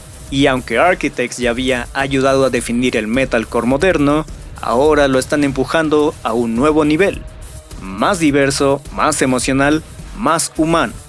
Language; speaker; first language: Spanish; native; Spanish